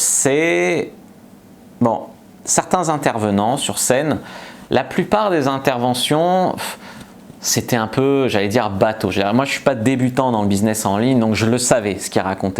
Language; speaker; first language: French; native; French